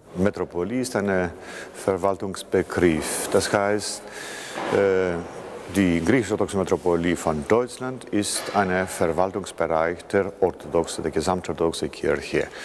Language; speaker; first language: German; non-native, fluent; Greek